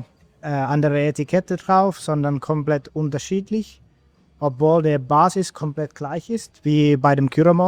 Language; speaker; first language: German; non-native, fluent; Finnish